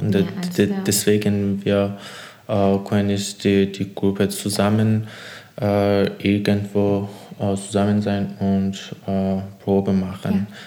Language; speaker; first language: German; non-native, learner; Persian